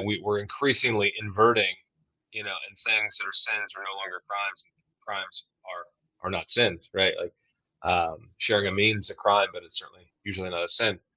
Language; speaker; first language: English; native; English